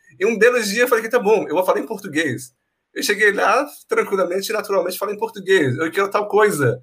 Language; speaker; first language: Portuguese; non-native, fluent; Persian